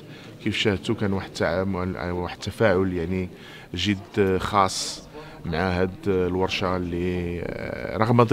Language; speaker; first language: Arabic; native; Arabic